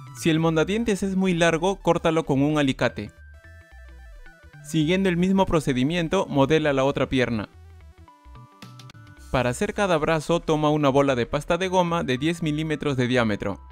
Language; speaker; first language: Spanish; native; Spanish